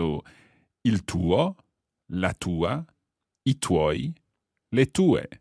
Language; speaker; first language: Italian; non-native, fluent; English